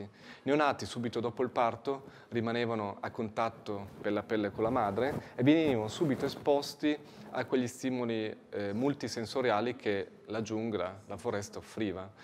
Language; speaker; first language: Italian; native; Italian